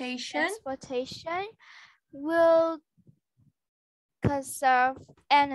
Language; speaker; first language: English; non-native, learner; Vietnamese